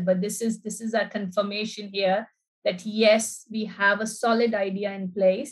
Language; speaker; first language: English; non-native, local second language; Urdu